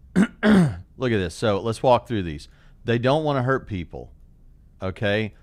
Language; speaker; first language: English; native; English